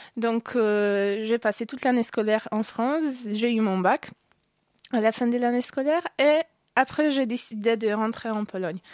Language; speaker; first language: French; non-native, fluent; Polish